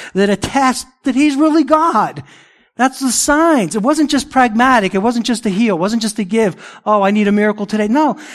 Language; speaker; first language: English; early bilingual, other home language; Italian